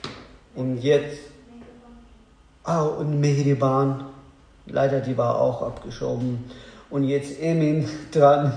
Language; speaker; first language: German; non-native, learner; Azerbaijani